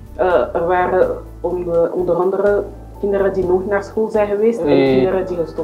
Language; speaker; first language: Dutch; non-native, learner; French